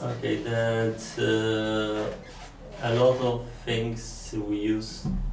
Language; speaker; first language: English; non-native, learner; Polish